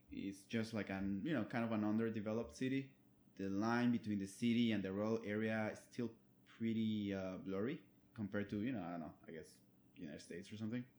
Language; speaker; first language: English; non-native, fluent; Spanish